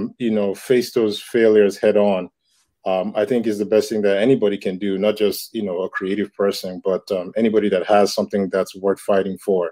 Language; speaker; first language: English; non-native, local second language; Yoruba